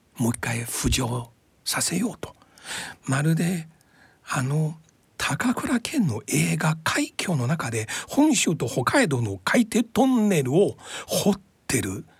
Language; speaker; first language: Japanese; non-native, fluent; Chinese